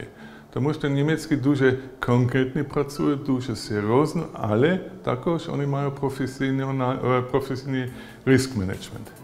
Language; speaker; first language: Ukrainian; non-native, learner; German